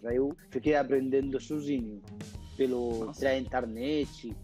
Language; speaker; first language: Portuguese; non-native, fluent; Arabic